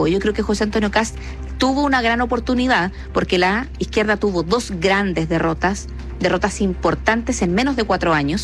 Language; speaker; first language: Spanish; native; Spanish